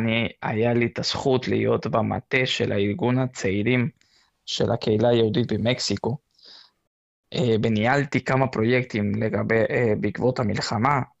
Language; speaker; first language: Hebrew; non-native, fluent; Spanish